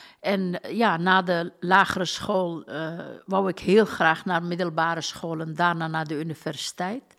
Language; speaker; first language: Dutch; non-native, fluent; Turkish